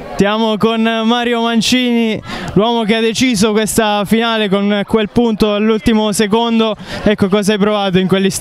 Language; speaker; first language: Italian; native; Italian